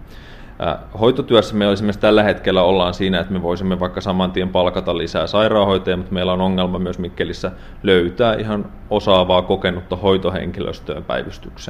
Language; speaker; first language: Finnish; native; Finnish